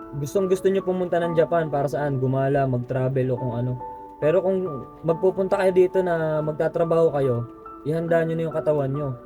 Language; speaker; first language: Filipino; native; Filipino